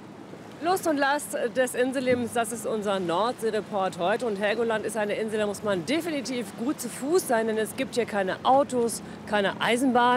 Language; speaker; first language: German; native; German